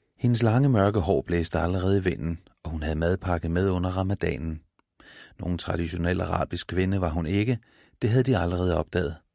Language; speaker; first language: Danish; native; Danish